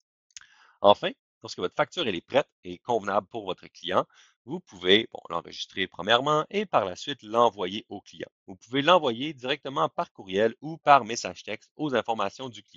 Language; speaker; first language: French; native; French